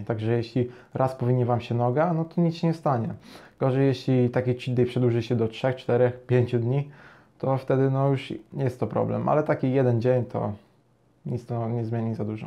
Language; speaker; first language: Polish; native; Polish